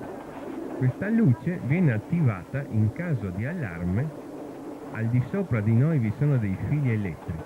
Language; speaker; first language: Italian; native; Italian